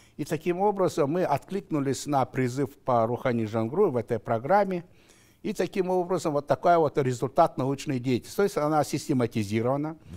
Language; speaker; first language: Russian; non-native, local second language; Kazakh